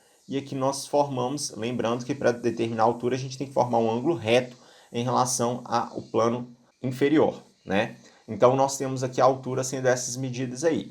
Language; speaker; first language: Portuguese; native; Portuguese